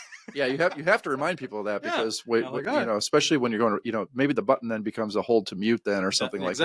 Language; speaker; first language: English; native; English